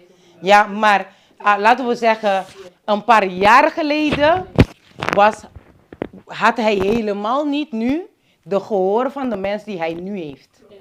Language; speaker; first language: Dutch; non-native, local second language; Papiamento